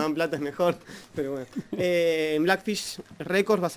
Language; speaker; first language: Spanish; native; Spanish